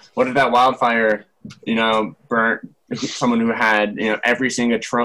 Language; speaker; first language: English; native; English